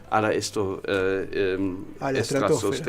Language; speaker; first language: Spanish; non-native, learner; German